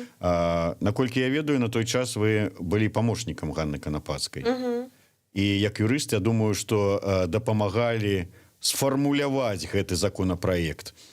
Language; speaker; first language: Belarusian; non-native, local second language; Russian